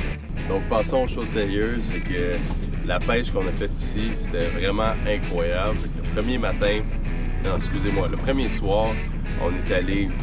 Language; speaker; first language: French; native; French